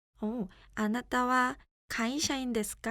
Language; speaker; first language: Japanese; non-native, learner; Korean